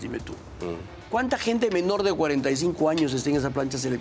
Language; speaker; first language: Spanish; native; Spanish